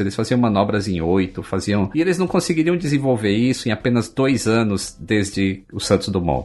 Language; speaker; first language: Portuguese; native; Portuguese